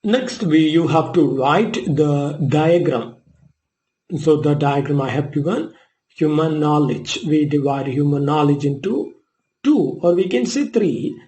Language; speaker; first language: English; non-native, local second language; Malayalam